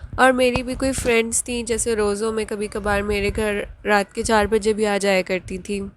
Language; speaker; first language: Urdu; native; Urdu